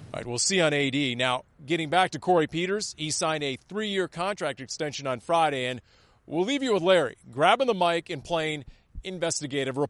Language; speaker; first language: English; native; English